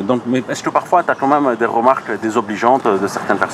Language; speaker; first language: French; native; French